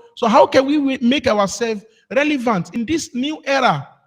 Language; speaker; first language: English; non-native, local second language; Yoruba